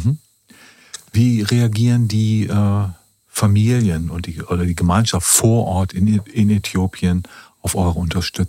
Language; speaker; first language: German; native; German